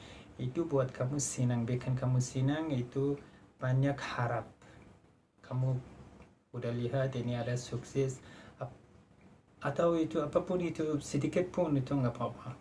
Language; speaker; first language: Indonesian; non-native, fluent; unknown